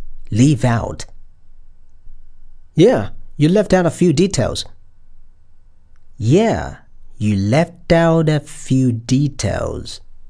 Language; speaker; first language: English; non-native, fluent; Chinese